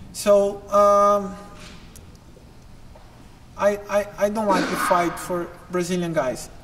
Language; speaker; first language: English; non-native, learner; Portuguese